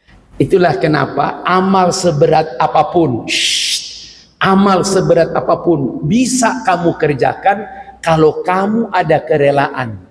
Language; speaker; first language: Indonesian; native; Indonesian